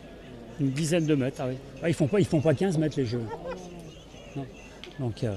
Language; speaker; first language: French; native; French